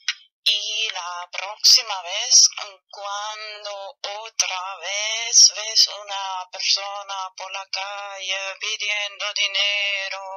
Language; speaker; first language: Spanish; non-native, fluent; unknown